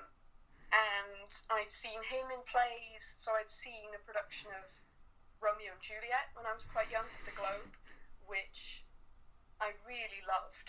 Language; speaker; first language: English; native; English